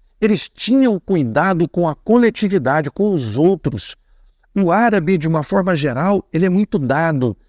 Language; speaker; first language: Portuguese; native; Portuguese